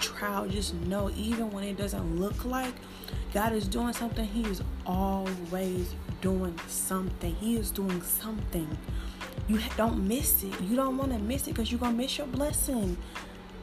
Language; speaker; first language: English; native; English